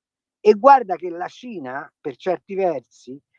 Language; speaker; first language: Italian; native; Italian